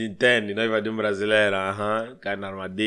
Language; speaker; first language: Portuguese; native; Portuguese